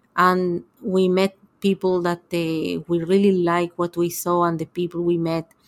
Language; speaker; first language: English; non-native, fluent; Spanish